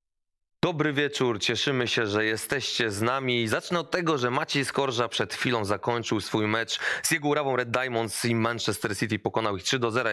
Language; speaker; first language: Polish; native; Polish